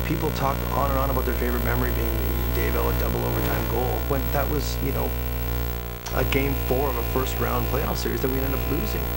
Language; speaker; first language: English; native; English